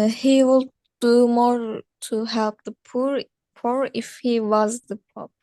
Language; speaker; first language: English; non-native, learner; Turkish